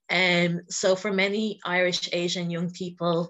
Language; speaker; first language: English; native; English